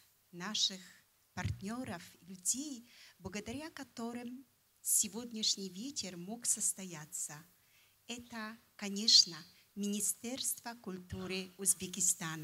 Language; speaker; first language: Russian; non-native, fluent; Polish